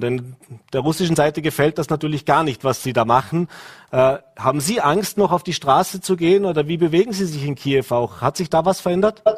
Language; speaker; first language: German; native; German